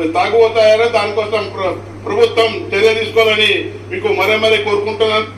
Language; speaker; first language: Telugu; non-native, local second language; Marathi